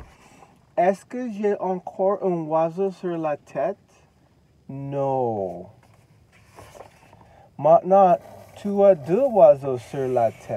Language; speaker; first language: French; non-native, learner; English